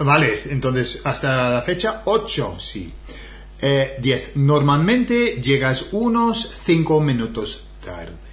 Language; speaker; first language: Spanish; non-native, fluent; English